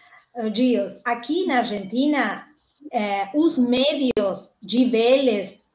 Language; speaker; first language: Portuguese; non-native, learner; Spanish